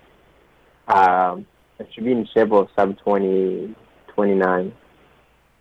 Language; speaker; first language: English; non-native, local second language; Kinyarwanda